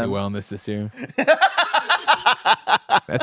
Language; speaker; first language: English; native; English